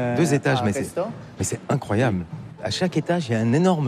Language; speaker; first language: French; native; French